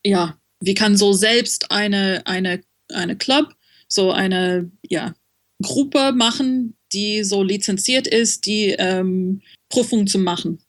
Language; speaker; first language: German; non-native, fluent; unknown